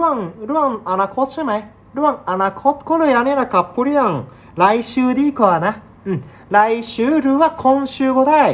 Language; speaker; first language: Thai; non-native, learner; Japanese